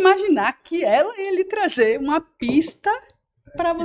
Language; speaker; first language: Portuguese; native; Portuguese